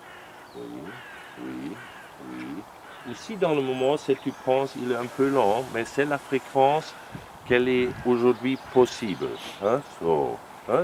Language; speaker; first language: French; non-native, learner; German